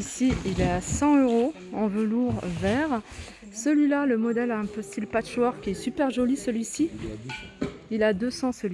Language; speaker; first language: French; native; French